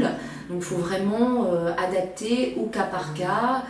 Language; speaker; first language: French; native; French